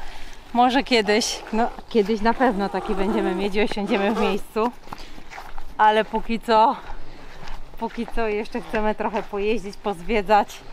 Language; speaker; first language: Polish; native; Polish